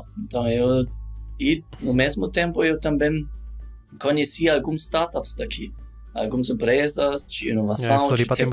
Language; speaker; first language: Portuguese; non-native, learner; German